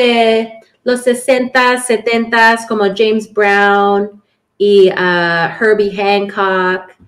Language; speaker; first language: Spanish; early bilingual, heritage; Spanish